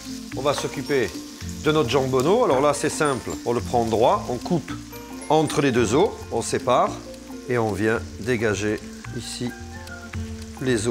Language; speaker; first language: French; native; French